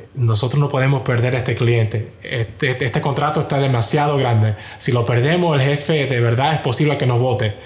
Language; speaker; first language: Spanish; early bilingual, heritage; Spanish